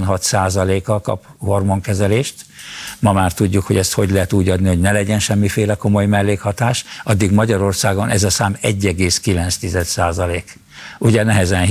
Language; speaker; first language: Hungarian; native; Hungarian